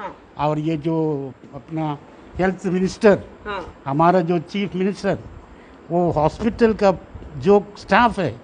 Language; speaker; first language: Hindi; non-native, local second language; Malayalam